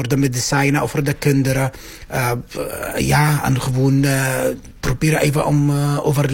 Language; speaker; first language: Dutch; non-native, fluent; Arabic